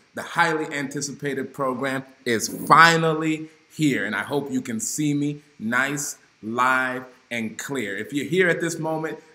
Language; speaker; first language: English; native; English